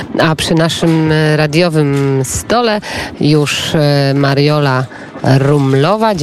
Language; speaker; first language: Polish; native; Polish